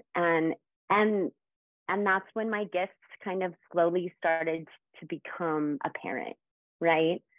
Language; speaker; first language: English; native; English